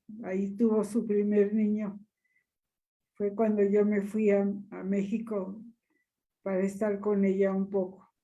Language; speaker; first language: Spanish; early bilingual, other home language; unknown